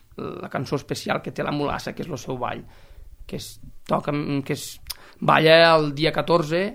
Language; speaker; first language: Catalan; native; Catalan